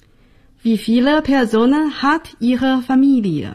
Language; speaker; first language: German; non-native, fluent; Chinese